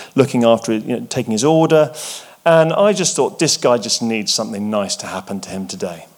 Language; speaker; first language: English; native; English